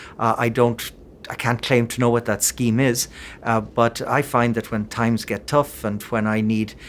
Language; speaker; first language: English; native; English